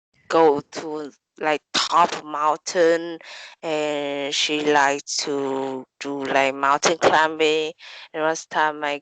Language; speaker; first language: English; non-native, learner; Vietnamese